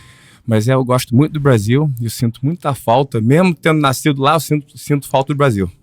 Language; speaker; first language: Portuguese; early bilingual, heritage; Portuguese